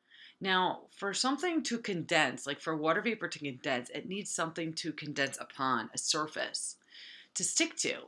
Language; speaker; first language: English; native; English